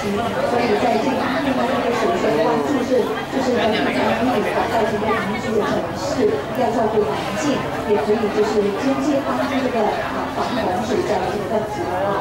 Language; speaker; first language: Chinese; native; Chinese